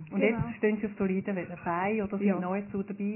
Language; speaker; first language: German; native; German